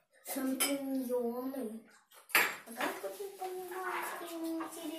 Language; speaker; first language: Russian; early bilingual, other home language; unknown